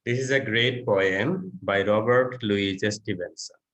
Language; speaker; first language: English; non-native, local second language; Bangla